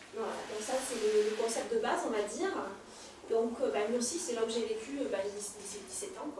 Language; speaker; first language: French; native; French